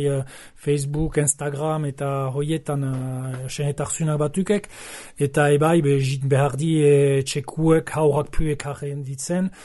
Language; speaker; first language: Basque; native; Basque